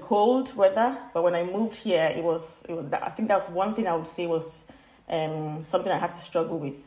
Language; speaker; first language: English; non-native, local second language; Yoruba